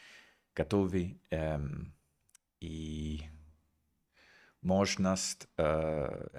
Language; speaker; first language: Russian; non-native, learner; English